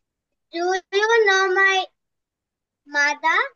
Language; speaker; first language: English; non-native, learner; Bangla